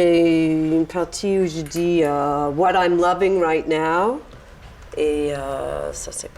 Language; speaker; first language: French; non-native, fluent; English